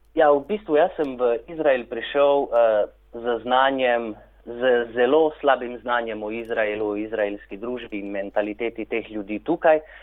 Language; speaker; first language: Slovenian; non-native, local second language; Romany